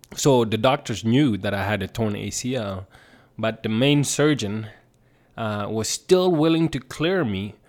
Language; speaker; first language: English; non-native, fluent; Swedish